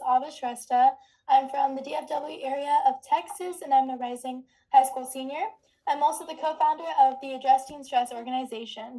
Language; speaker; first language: English; native; English